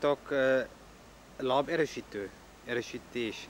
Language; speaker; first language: Hungarian; non-native, learner; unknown